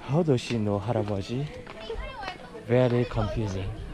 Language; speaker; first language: English; non-native, learner; Korean